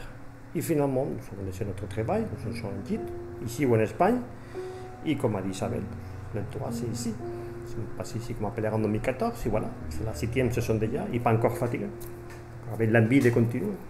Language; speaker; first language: French; non-native, fluent; Spanish